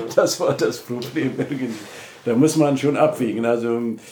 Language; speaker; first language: German; non-native, fluent; Amharic